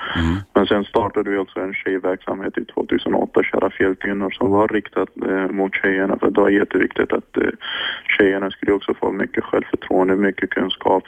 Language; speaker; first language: Swedish; non-native, fluent; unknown